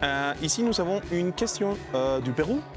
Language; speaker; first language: French; non-native, learner; Spanish